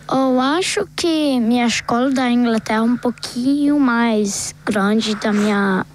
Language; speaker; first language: Portuguese; early bilingual, heritage; Portuguese